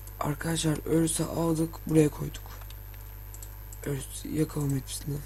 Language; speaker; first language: Turkish; native; Turkish